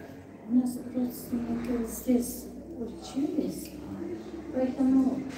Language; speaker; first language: Russian; non-native, learner; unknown